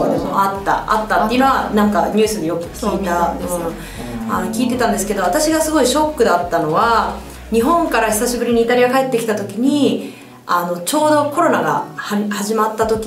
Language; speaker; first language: Japanese; early bilingual, heritage; Japanese